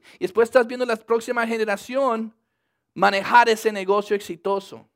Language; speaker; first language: Spanish; early bilingual, heritage; Spanish